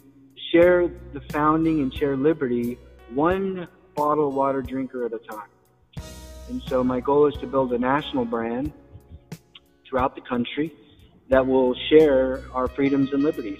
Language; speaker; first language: English; native; English